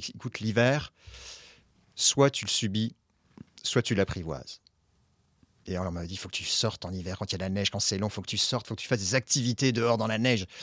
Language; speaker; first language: French; native; French